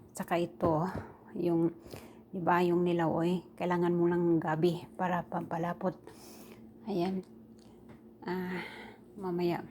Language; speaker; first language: Filipino; native; Filipino